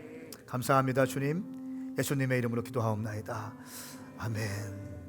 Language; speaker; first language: Korean; native; Korean